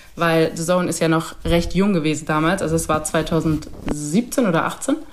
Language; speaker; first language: German; native; German